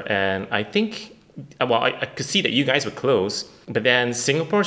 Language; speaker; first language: English; non-native, local second language; Chinese